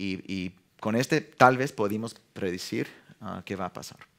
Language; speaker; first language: Spanish; non-native, fluent; English